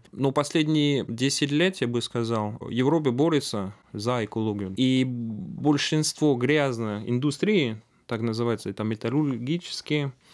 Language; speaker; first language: Russian; non-native, fluent; French